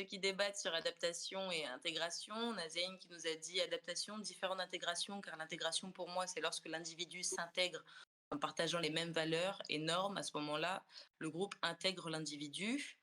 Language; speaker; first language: French; non-native, local second language; Comorian